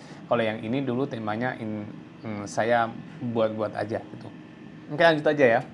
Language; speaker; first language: Indonesian; native; Indonesian